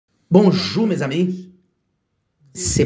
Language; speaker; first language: French; non-native, learner; Portuguese